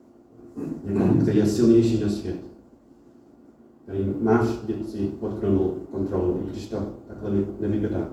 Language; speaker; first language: Czech; non-native, fluent; English